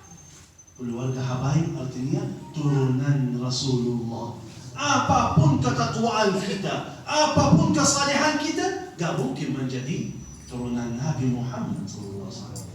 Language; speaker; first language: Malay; non-native, fluent; Arabic